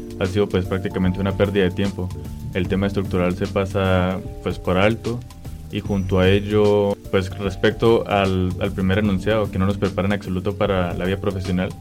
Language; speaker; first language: Spanish; native; Spanish